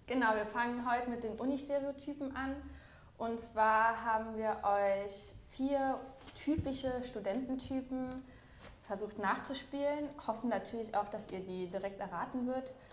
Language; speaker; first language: German; native; German